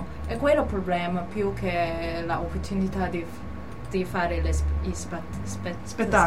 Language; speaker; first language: Italian; non-native, learner; Cantonese